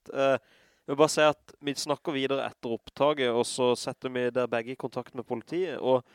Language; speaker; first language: Norwegian; native; Norwegian